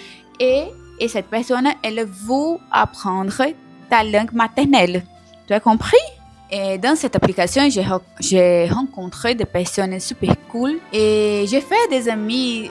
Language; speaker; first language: French; non-native, learner; Portuguese